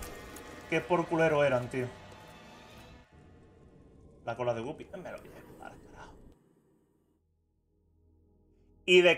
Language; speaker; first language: Spanish; native; Spanish